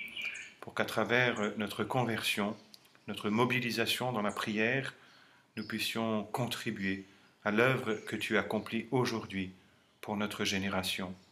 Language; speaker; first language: French; native; French